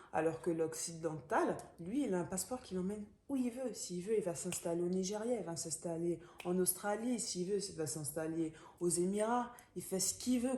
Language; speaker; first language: French; native; French